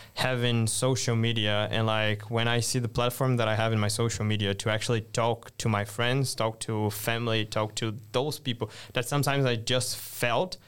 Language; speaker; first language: English; non-native, fluent; Portuguese